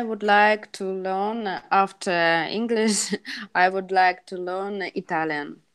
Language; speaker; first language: English; non-native, learner; Russian